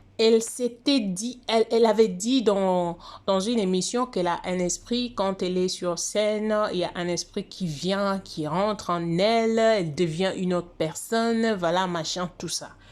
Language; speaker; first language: French; non-native, local second language; Lingala